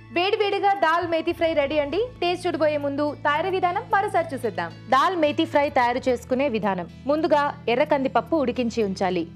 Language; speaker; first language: Telugu; native; Telugu